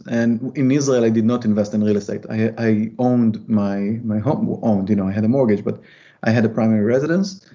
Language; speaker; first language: English; non-native, fluent; Hebrew